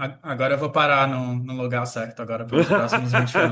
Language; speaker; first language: Portuguese; native; Portuguese